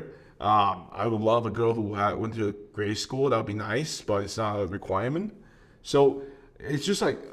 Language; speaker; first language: English; non-native, fluent; Chinese